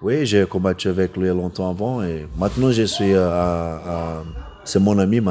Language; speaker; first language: French; non-native, learner; Portuguese